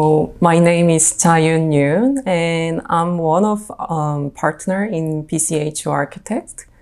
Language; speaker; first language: English; non-native, fluent; Korean